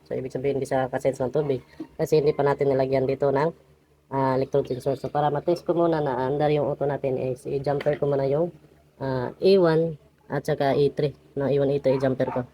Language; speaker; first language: Filipino; non-native, local second language; Cebuano